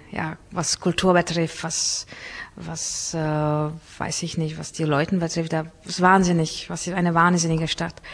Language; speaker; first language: German; non-native, fluent; Czech